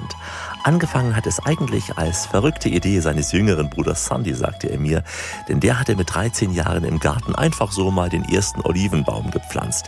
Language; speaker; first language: German; native; German